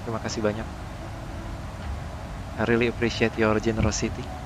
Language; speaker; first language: English; non-native, fluent; Indonesian